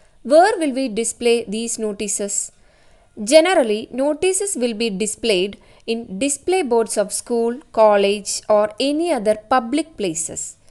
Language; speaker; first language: English; non-native, local second language; Malayalam